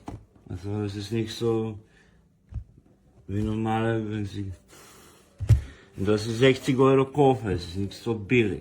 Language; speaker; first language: German; non-native, learner; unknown